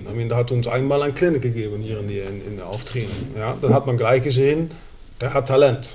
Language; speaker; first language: German; non-native, fluent; Dutch